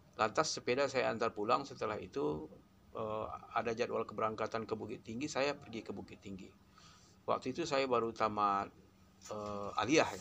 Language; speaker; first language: Indonesian; non-native, local second language; Minangkabau